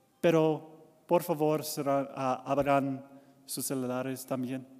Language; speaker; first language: Spanish; non-native, learner; English